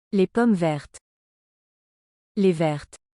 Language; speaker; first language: French; non-native, learner; English